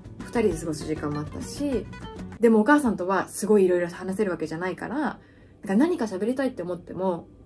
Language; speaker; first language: Japanese; native; Japanese